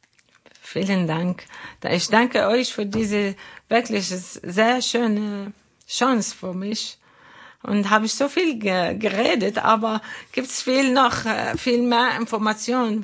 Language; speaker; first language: German; non-native, learner; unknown